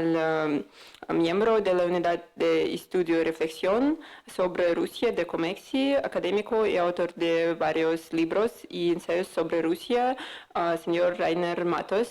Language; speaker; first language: Spanish; non-native, fluent; Russian